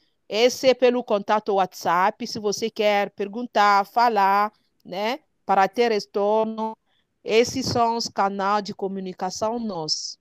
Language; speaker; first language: Portuguese; non-native, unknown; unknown